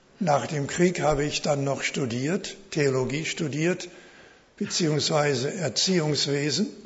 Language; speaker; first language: German; early bilingual, heritage; German